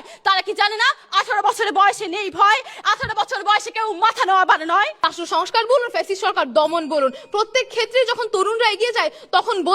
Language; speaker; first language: Bangla; native; Bangla